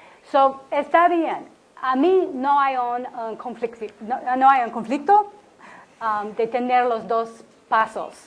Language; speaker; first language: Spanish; non-native, learner; English